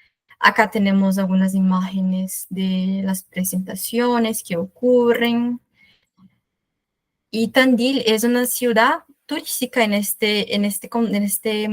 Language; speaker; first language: Spanish; non-native, fluent; Portuguese